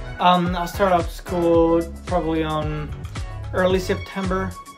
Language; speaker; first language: English; non-native, fluent; Italian